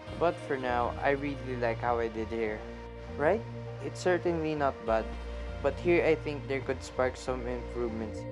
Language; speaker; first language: English; non-native, local second language; Filipino